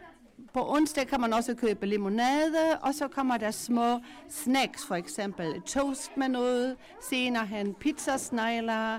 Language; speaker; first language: Danish; non-native, local second language; German